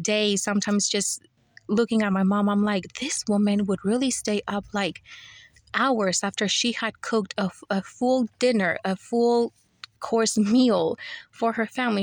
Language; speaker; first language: English; early bilingual, other home language; Spanish